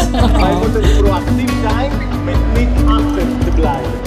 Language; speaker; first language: Dutch; non-native, fluent; Greek